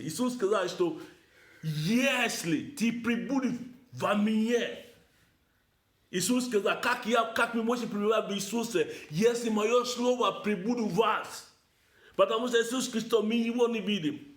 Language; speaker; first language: Russian; non-native, learner; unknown